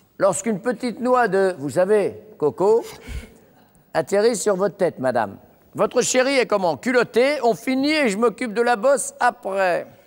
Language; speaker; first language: French; native; French